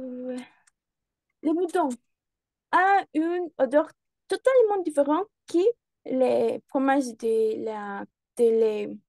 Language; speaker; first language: French; non-native, learner; Spanish